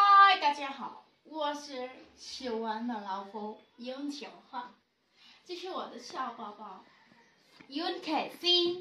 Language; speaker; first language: Chinese; non-native, learner; Nepali